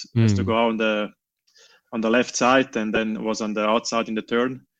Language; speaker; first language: English; non-native, learner; Romansh